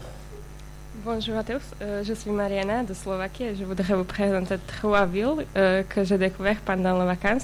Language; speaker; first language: French; non-native, fluent; Slovak